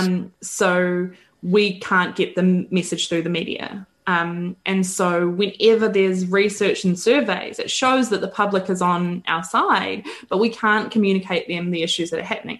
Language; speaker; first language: English; native; English